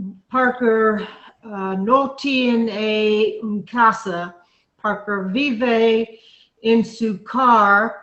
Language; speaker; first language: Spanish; non-native, learner; English